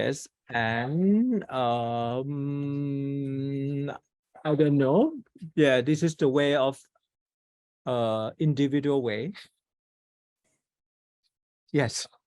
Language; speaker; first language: English; non-native, fluent; Thai